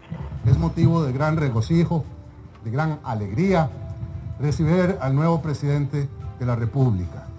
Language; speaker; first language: Spanish; native; Spanish